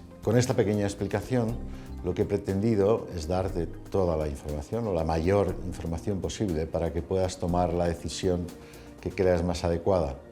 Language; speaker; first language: Spanish; native; Spanish